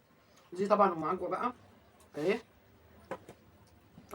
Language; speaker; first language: Arabic; native; Arabic